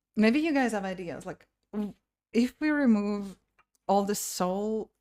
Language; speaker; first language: English; non-native, fluent; Latvian